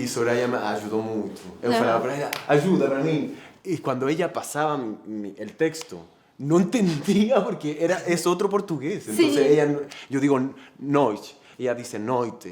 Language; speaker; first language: Portuguese; non-native, fluent; Spanish